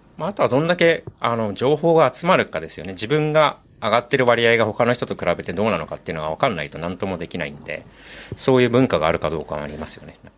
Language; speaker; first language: Japanese; native; Japanese